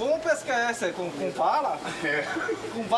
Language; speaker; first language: Portuguese; non-native, learner; Korean